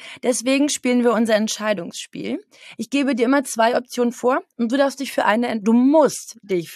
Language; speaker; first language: German; native; German